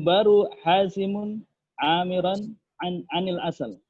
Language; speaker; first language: Arabic; non-native, learner; Indonesian